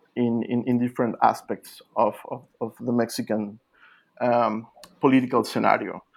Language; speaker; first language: English; non-native, fluent; Spanish